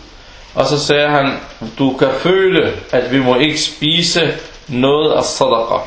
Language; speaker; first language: Danish; non-native, local second language; Arabic